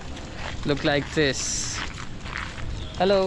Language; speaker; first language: English; non-native, learner; Hindi